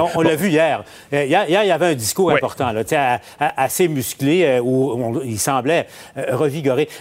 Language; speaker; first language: French; native; French